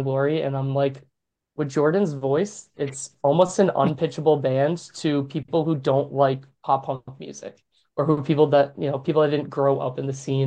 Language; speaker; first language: English; native; English